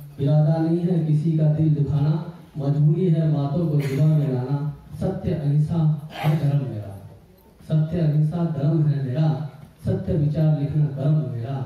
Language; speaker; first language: Hindi; non-native, local second language; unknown